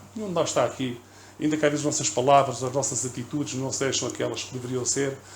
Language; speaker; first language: Portuguese; native; Portuguese